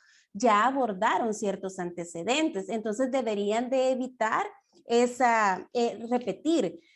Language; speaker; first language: Spanish; native; Spanish